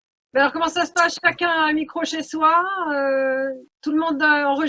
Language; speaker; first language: French; native; French